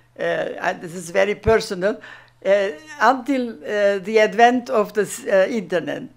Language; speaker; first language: English; non-native, fluent; German